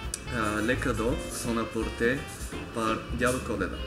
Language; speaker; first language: French; non-native, fluent; Bulgarian